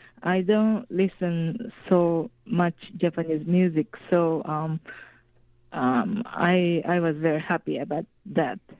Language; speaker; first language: English; non-native, fluent; Japanese